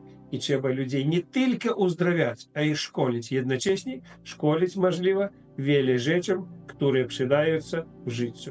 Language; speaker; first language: Polish; non-native, fluent; Russian